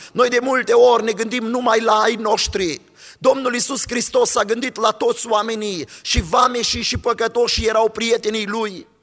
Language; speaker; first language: Romanian; native; Romanian